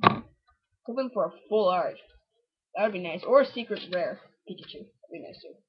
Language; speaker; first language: English; native; English